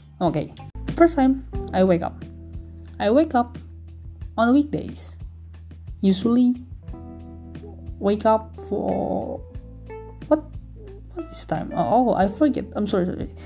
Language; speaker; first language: English; non-native, learner; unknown